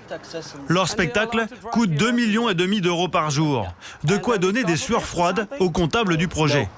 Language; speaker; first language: French; native; French